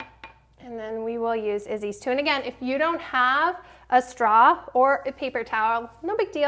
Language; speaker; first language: English; native; English